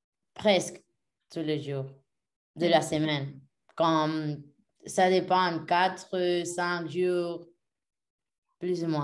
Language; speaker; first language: French; non-native, learner; Spanish